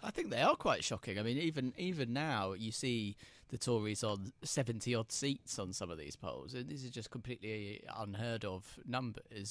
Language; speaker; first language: English; native; English